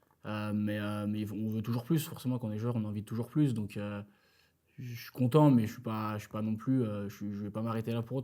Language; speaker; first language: French; native; French